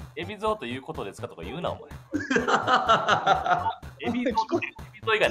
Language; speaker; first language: Japanese; native; Japanese